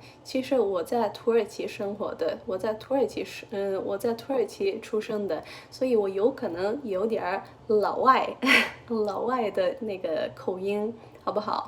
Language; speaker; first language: Chinese; early bilingual, heritage; Chinese